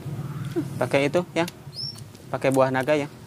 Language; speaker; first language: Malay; non-native, local second language; Sundanese